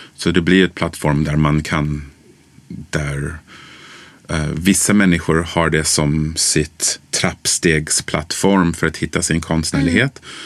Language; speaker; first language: Swedish; early bilingual, other home language; English